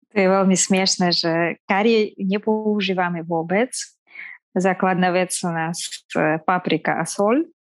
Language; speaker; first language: Slovak; non-native, fluent; Kazakh